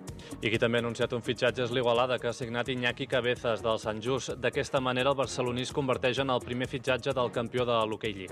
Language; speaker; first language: Catalan; native; Catalan